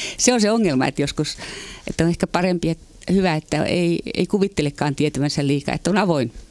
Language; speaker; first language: Finnish; native; Finnish